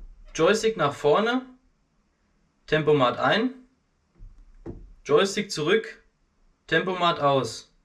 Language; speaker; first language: German; native; German